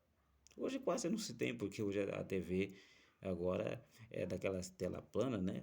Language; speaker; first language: Portuguese; native; Portuguese